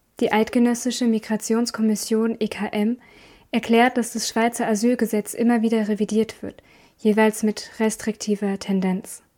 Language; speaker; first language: German; native; German